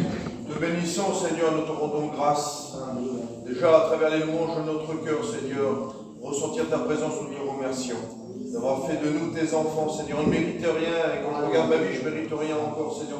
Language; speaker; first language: French; native; French